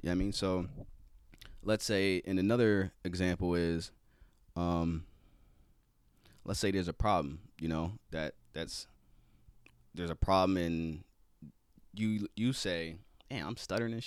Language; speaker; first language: English; native; English